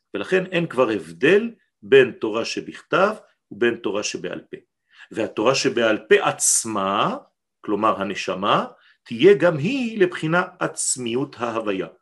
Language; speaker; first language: Hebrew; non-native, fluent; French